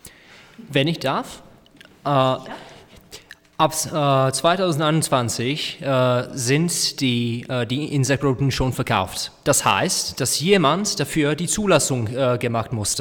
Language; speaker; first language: German; non-native, learner; Czech